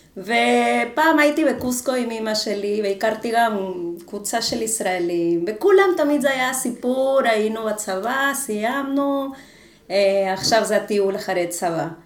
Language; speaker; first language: Hebrew; non-native, fluent; Spanish